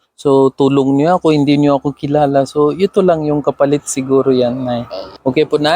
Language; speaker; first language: Filipino; non-native, learner; Urdu